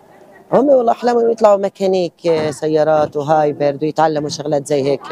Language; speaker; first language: Arabic; native; Arabic